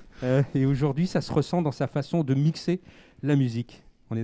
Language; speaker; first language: French; native; French